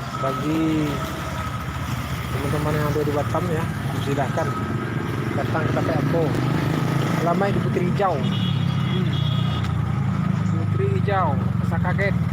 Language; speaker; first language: Indonesian; non-native, local second language; Minangkabau